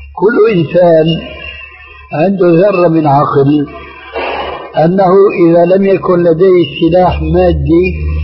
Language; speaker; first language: Arabic; early bilingual, other home language; Albanian